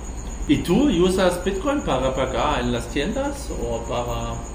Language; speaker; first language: Spanish; non-native, learner; German